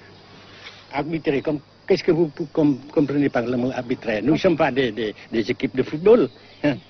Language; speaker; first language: French; non-native, fluent; Vietnamese